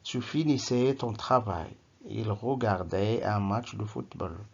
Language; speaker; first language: French; non-native, local second language; Arabic